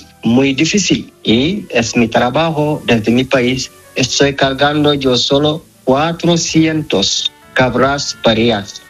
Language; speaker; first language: Spanish; non-native, learner; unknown